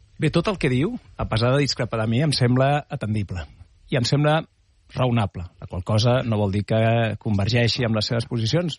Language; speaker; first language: Catalan; non-native, local second language; Spanish